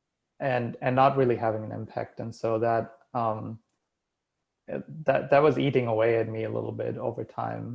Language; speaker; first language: English; non-native, fluent; German